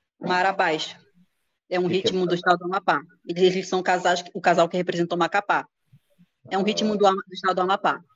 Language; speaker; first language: Portuguese; native; Portuguese